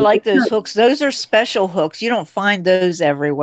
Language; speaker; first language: English; native; English